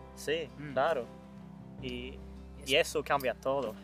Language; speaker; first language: Spanish; non-native, fluent; Swedish